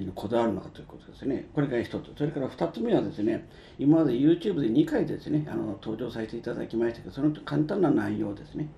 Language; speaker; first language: Japanese; native; Japanese